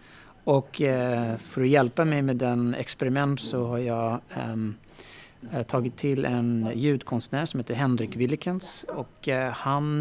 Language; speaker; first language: Swedish; non-native, fluent; English